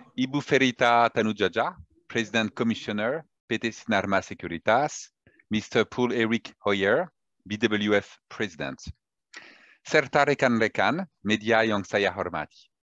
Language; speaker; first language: Indonesian; non-native, learner; French